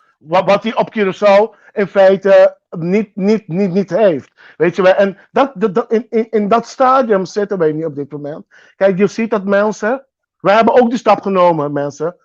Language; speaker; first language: Dutch; non-native, local second language; Papiamento